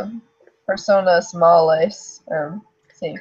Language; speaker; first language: Spanish; non-native, learner; English